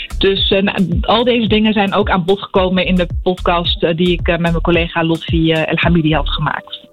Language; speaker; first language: Dutch; early bilingual, other home language; Arabic